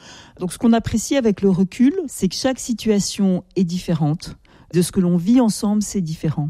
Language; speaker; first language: French; native; French